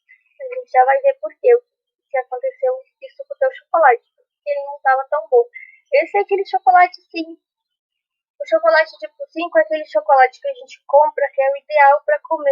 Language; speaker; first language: Portuguese; native; Portuguese